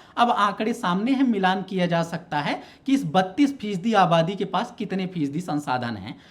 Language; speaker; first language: Hindi; native; Hindi